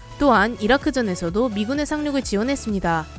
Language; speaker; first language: Korean; native; Korean